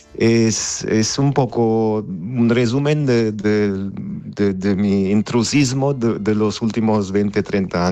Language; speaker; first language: Spanish; non-native, fluent; Armenian